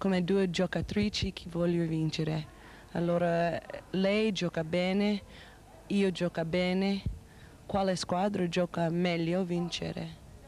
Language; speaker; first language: Italian; non-native, learner; English